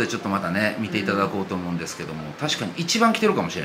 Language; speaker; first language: Japanese; native; Japanese